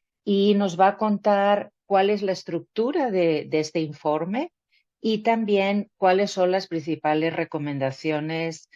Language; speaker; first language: Spanish; native; Spanish